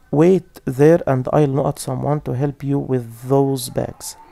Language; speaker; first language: English; non-native, fluent; Arabic